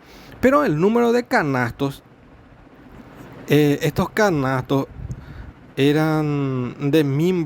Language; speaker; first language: Spanish; native; Spanish